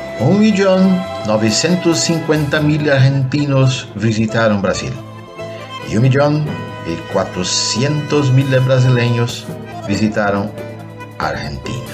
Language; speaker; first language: Spanish; non-native, fluent; Portuguese